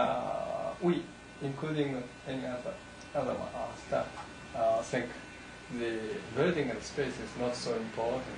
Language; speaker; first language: English; non-native, learner; Japanese